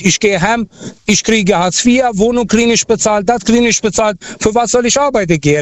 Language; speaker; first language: German; non-native, local second language; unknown